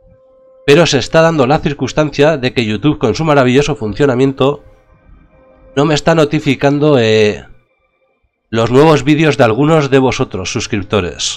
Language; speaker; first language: Spanish; native; Spanish